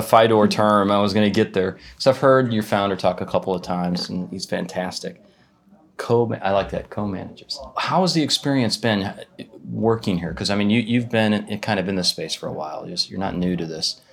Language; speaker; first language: English; native; English